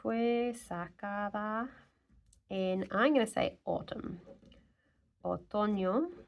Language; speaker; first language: Spanish; non-native, fluent; English